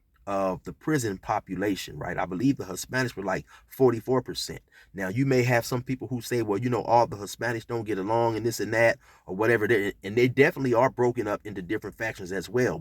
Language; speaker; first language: English; native; English